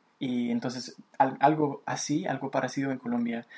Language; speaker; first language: Spanish; native; Spanish